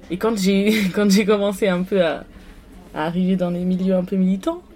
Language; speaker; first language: French; native; French